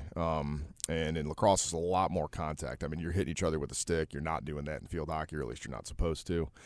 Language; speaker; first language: English; native; English